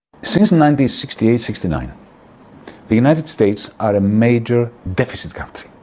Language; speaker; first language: English; non-native, fluent; Greek